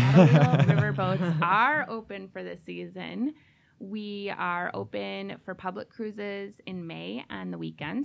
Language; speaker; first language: English; native; English